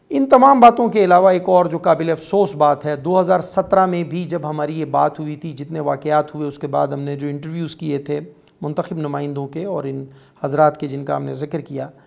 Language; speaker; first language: Urdu; non-native, local second language; Pashto